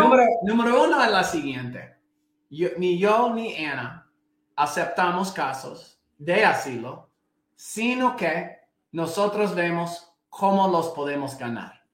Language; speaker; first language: Spanish; non-native, fluent; English